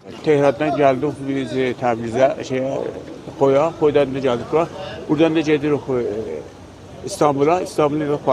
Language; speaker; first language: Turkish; non-native, learner; Azerbaijani